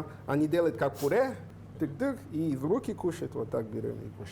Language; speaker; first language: Russian; non-native, learner; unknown